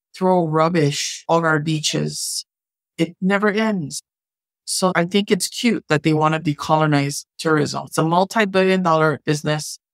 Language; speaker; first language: English; native; English